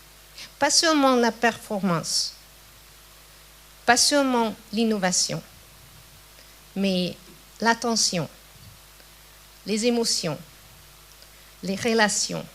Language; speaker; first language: French; non-native, fluent; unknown